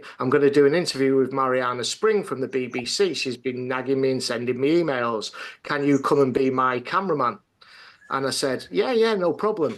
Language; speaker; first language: English; native; English